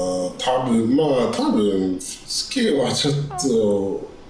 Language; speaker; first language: Japanese; non-native, learner; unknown